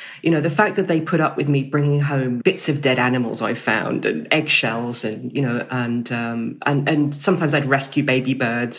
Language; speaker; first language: English; native; English